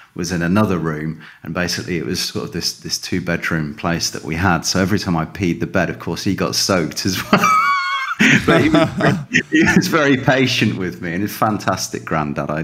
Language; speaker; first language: English; native; English